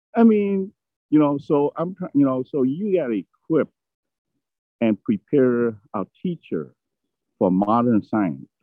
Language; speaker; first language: English; early bilingual, other home language; Vietnamese